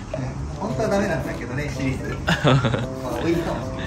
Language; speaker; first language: Japanese; native; Japanese